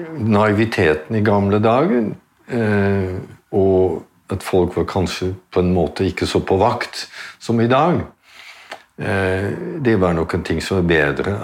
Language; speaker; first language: Norwegian; non-native, fluent; Dutch